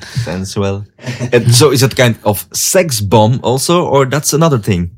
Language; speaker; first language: English; non-native, fluent; Dutch